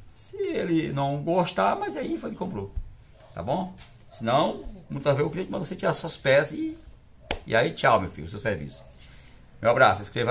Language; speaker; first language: Portuguese; native; Portuguese